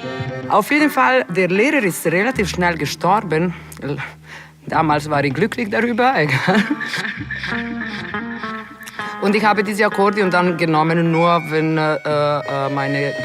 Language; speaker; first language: German; non-native, fluent; Serbian